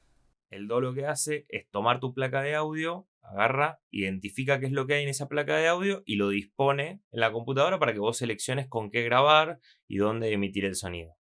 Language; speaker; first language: Spanish; native; Spanish